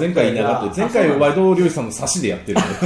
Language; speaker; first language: Japanese; native; Japanese